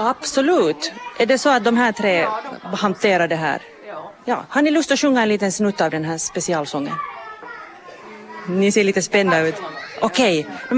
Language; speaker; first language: Swedish; native; Swedish